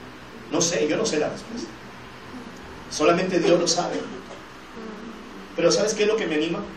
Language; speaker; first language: Spanish; native; Spanish